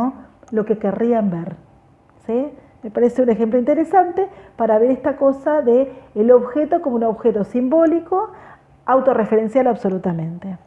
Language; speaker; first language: Spanish; native; Spanish